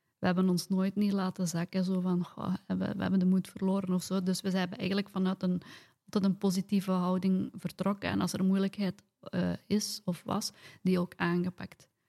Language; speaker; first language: Dutch; native; Dutch